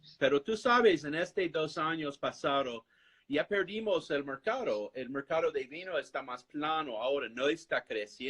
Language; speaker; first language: Spanish; non-native, fluent; English